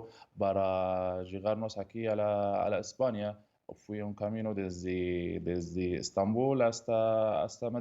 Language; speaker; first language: Spanish; non-native, learner; Arabic